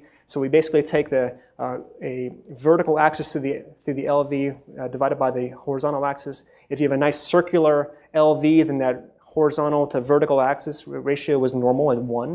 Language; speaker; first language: English; native; English